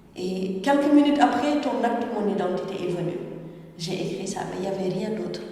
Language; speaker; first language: French; non-native, local second language; Wolof